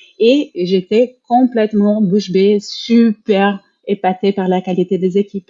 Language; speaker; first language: French; non-native, fluent; Portuguese